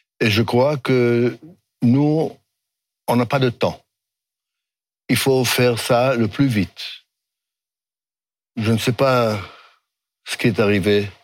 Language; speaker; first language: French; non-native, fluent; Hebrew